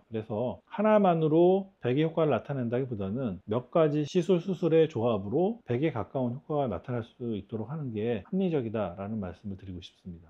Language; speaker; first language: Korean; native; Korean